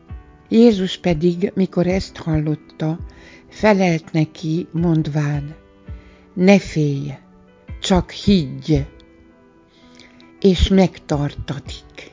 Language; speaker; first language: Hungarian; native; Hungarian